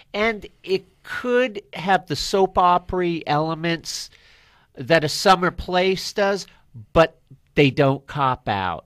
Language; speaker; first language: English; native; English